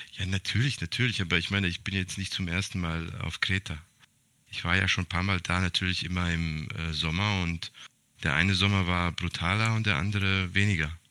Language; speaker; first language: German; early bilingual, other home language; Serbian